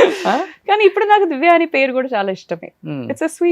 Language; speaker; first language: Telugu; non-native, learner; Malayalam